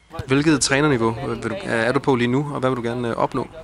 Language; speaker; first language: Danish; native; Danish